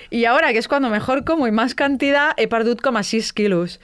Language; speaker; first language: Spanish; native; Spanish